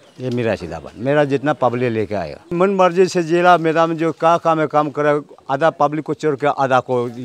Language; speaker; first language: Hindi; non-native, local second language; Nyishi